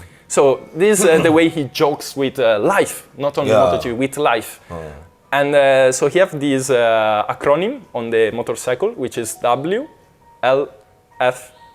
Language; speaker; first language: English; non-native, fluent; Italian